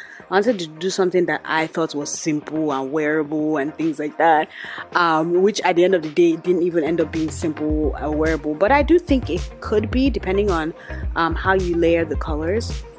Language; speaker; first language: English; native; English